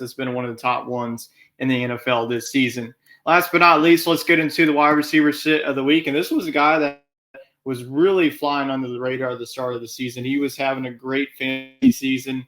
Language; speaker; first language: English; native; English